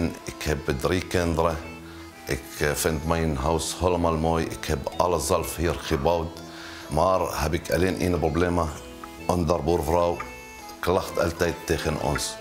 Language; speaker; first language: Dutch; non-native, learner; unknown